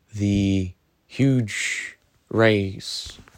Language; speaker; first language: English; non-native, fluent; Norwegian